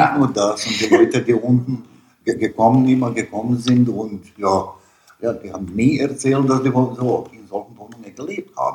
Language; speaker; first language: German; non-native, learner; Bosnian